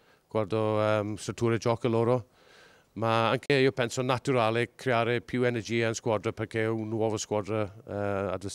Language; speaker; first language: Italian; non-native, learner; English